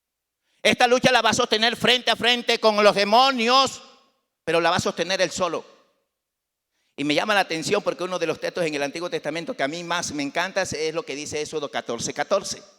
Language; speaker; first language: Spanish; native; Spanish